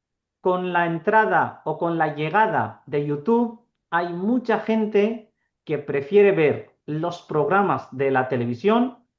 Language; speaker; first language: Spanish; non-native, fluent; Urdu